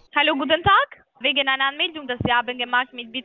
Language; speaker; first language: German; non-native, learner; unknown